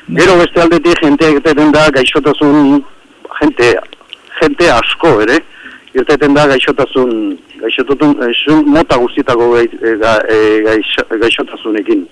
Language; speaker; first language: Basque; native; Basque